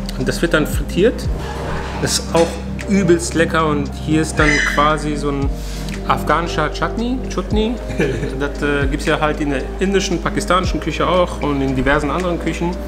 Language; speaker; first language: German; early bilingual, other home language; Persian